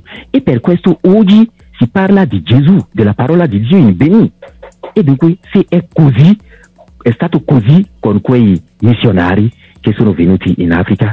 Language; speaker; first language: Italian; non-native, local second language; French